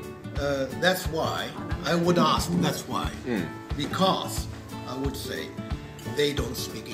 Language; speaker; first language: English; non-native, fluent; Japanese